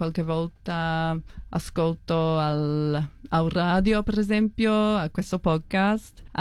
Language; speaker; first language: Italian; non-native, learner; English